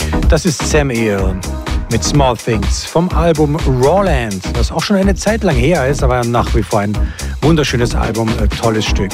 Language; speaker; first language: German; native; German